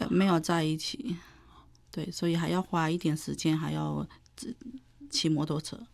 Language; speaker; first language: Chinese; early bilingual, heritage; Chinese